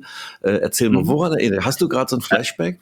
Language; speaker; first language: German; native; German